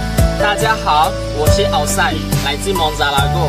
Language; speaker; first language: Chinese; non-native, learner; Bangla